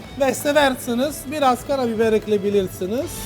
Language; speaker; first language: Turkish; non-native, learner; Italian